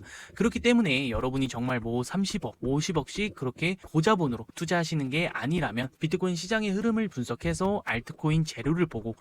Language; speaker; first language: Korean; native; Korean